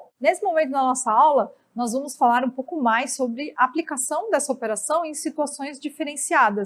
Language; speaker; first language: Portuguese; native; Portuguese